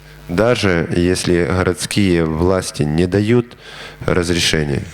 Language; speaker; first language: Russian; native; Russian